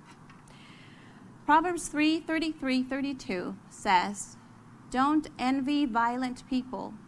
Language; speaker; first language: English; early bilingual, other home language; Spanish